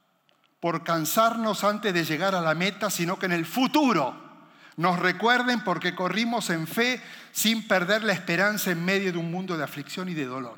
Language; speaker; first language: Spanish; native; Spanish